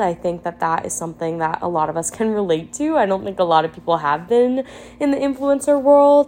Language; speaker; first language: English; native; English